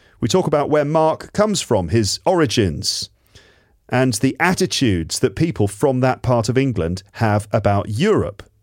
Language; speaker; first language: English; native; English